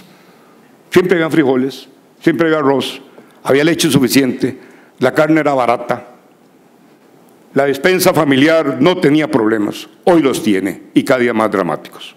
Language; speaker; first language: Spanish; native; Spanish